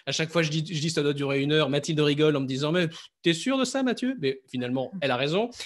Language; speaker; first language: French; native; French